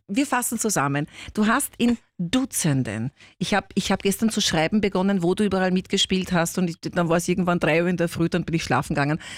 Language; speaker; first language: German; native; German